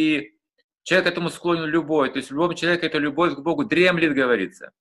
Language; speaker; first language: Russian; native; Russian